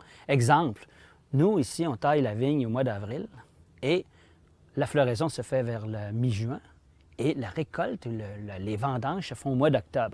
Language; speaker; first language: French; native; French